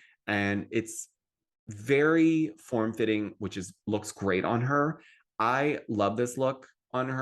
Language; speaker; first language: English; native; English